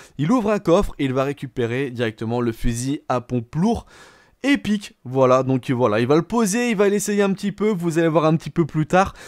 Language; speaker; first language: French; native; French